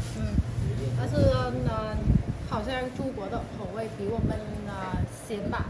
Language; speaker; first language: Chinese; non-native, learner; Vietnamese